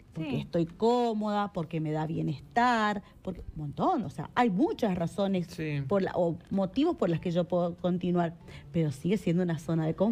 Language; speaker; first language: Spanish; native; Spanish